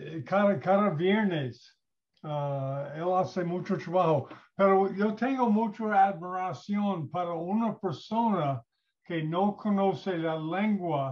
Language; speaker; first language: Spanish; non-native, learner; English